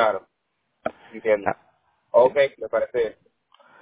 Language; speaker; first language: Spanish; native; Spanish